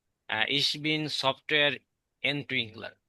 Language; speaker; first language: German; non-native, learner; Bangla